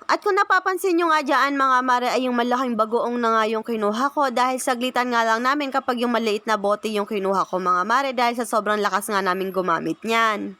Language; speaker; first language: Filipino; native; Filipino